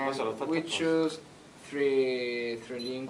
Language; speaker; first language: English; non-native, learner; Italian